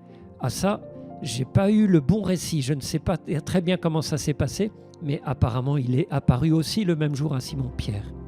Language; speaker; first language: French; native; French